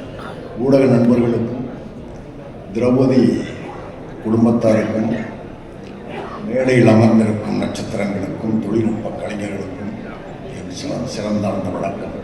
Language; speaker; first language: Tamil; native; Tamil